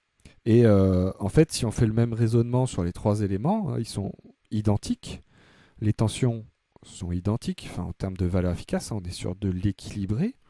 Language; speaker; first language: French; native; French